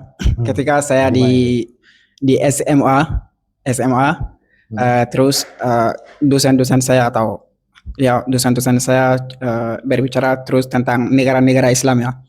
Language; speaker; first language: Indonesian; non-native, learner; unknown